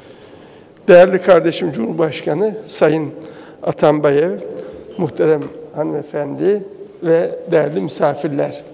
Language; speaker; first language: Turkish; native; Turkish